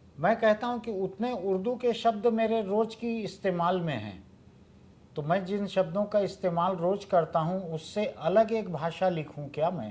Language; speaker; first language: Hindi; native; Hindi